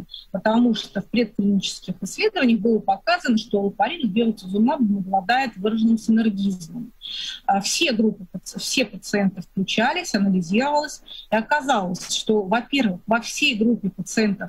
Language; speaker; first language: Russian; native; Russian